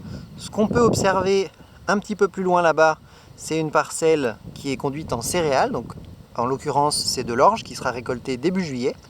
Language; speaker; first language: French; native; French